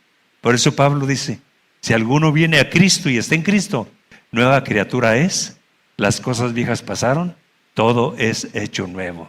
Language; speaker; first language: Spanish; native; Spanish